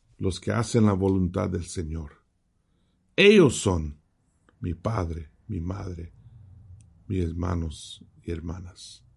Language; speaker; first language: Spanish; early bilingual, heritage; Spanish